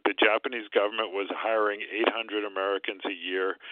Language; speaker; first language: English; native; English